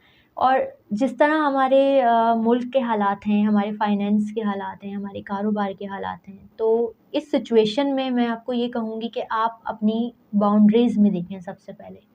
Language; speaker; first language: Urdu; native; Urdu